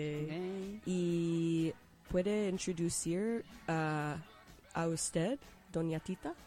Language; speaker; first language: Spanish; non-native, learner; English